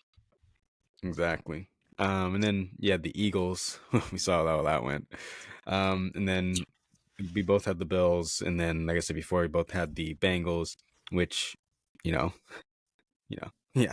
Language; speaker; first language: English; native; English